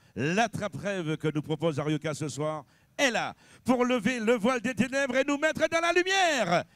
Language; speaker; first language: French; native; French